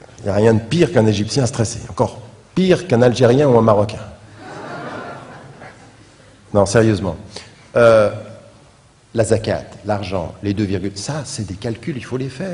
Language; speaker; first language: French; native; French